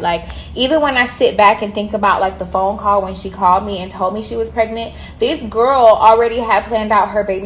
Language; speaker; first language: English; native; English